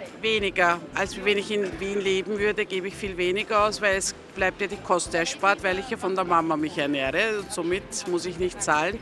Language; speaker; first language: German; early bilingual, other home language; Turkish